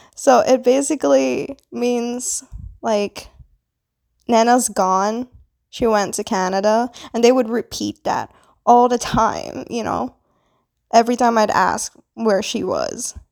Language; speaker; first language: English; non-native, local second language; Filipino